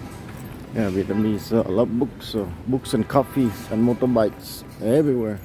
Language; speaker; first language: English; non-native, learner; Vietnamese